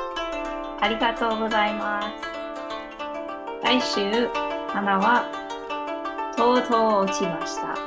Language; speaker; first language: Japanese; non-native, learner; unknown